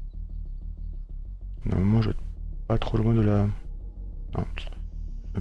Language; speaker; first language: French; native; French